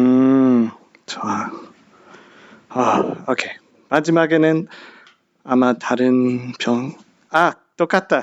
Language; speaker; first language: Korean; non-native, learner; English